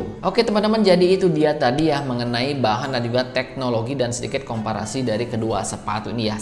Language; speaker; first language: Indonesian; native; Indonesian